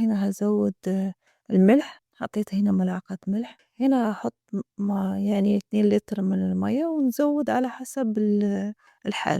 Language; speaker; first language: Arabic; native; Arabic